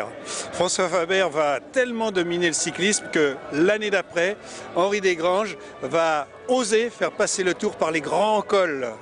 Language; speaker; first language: French; native; French